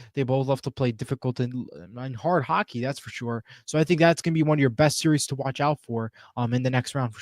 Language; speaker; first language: English; native; English